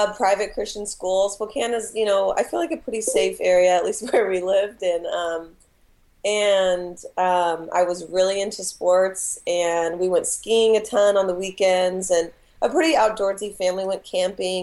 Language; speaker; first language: English; native; English